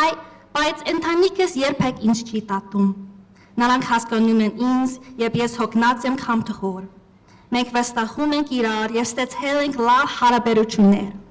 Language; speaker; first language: Armenian; non-native, learner; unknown